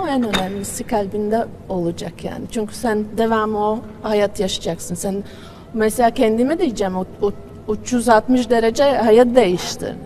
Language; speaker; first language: Turkish; non-native, fluent; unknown